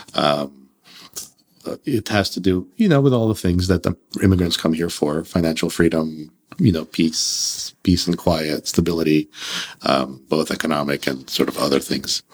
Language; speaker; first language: English; early bilingual, other home language; Russian